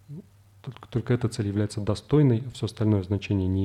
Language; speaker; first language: Russian; native; Russian